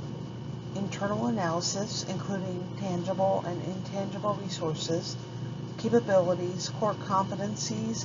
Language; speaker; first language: English; native; English